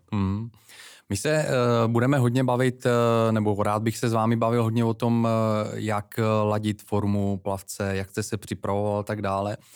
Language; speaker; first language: Czech; native; Czech